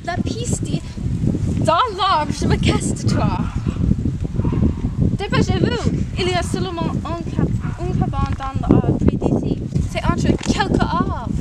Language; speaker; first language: French; non-native, learner; English